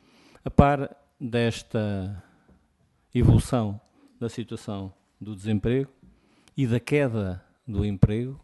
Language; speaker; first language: Portuguese; native; Portuguese